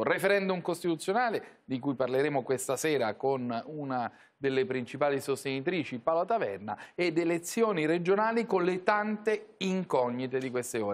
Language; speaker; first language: Italian; native; Italian